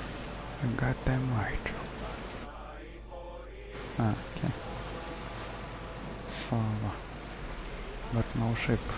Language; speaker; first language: English; non-native, learner; Lithuanian